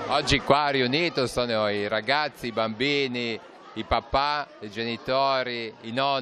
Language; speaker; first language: Italian; native; Italian